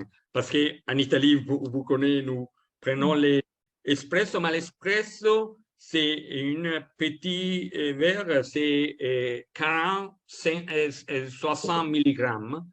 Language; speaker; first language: French; non-native, learner; Italian